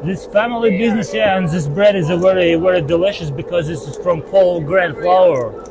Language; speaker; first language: English; non-native, learner; Latvian